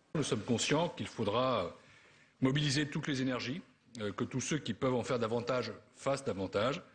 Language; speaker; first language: French; native; French